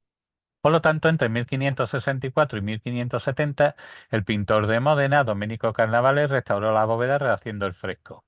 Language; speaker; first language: Spanish; native; Spanish